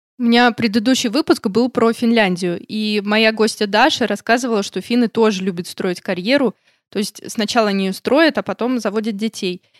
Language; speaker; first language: Russian; native; Russian